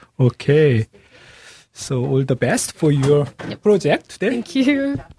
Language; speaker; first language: English; non-native, learner; Korean